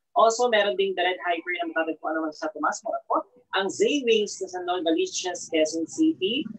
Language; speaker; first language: Filipino; native; Filipino